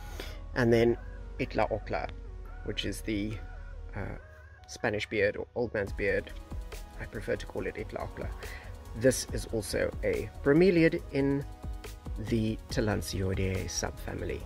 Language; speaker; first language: English; native; English